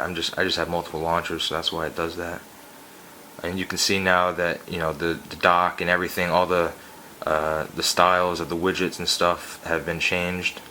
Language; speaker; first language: English; native; English